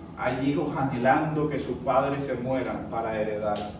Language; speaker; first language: Spanish; native; Spanish